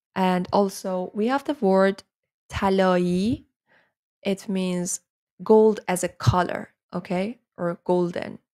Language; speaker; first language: English; non-native, fluent; Persian